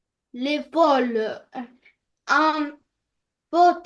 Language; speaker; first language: French; non-native, learner; Arabic